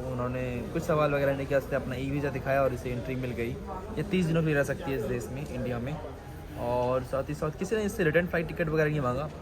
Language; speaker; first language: Hindi; native; Hindi